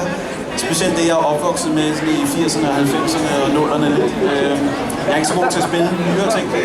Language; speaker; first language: Danish; native; Danish